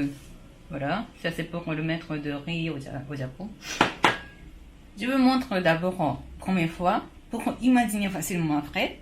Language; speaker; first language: French; non-native, fluent; Japanese